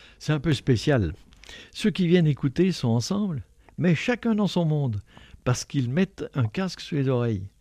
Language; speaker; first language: French; native; French